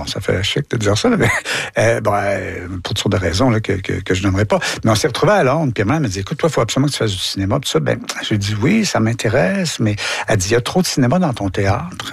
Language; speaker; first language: French; native; French